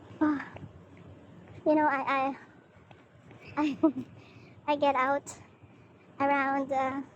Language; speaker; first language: English; non-native, learner; Filipino